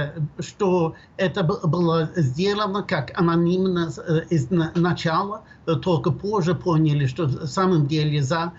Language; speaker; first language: Russian; non-native, fluent; Swedish